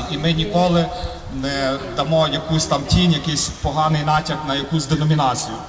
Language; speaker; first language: Ukrainian; native; Ukrainian